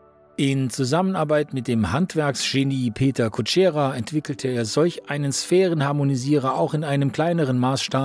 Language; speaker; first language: German; native; German